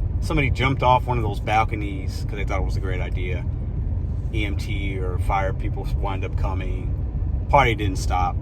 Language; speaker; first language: English; native; English